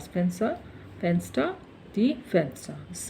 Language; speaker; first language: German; non-native, learner; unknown